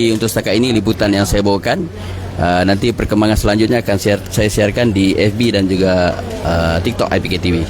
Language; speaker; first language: Malay; native; Malay